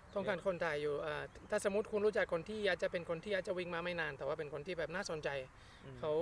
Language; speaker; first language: Thai; non-native, fluent; Spanish